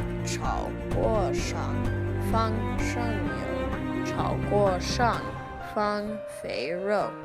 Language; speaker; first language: Chinese; non-native, learner; English